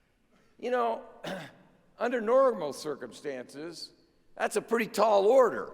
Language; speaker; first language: English; native; English